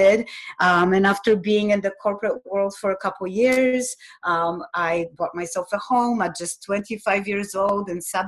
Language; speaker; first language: English; non-native, fluent; Polish